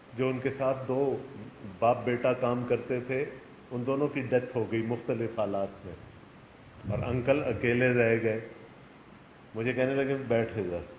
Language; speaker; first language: Urdu; native; Urdu